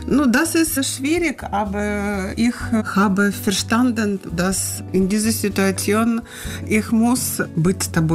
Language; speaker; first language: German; non-native, learner; Russian